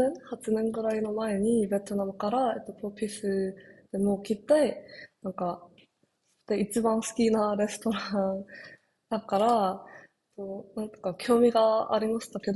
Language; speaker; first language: Japanese; non-native, learner; Vietnamese